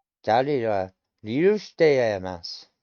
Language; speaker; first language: Japanese; non-native, learner; English